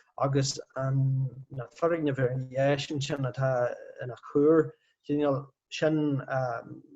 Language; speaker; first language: Irish; non-native, local second language; English